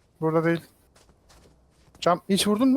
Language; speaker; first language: Turkish; native; Turkish